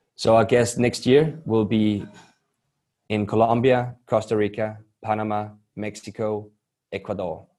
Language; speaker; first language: English; non-native, fluent; Danish